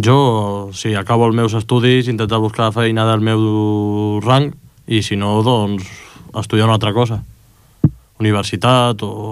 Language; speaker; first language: Catalan; non-native, local second language; Spanish